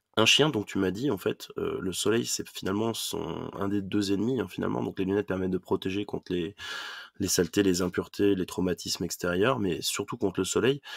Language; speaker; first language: French; native; French